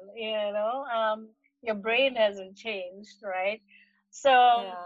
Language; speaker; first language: English; non-native, local second language; Malay